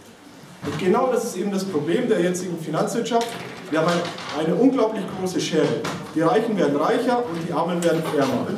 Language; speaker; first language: German; native; German